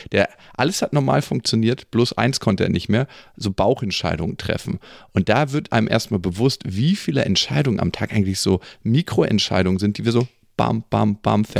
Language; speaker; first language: German; native; German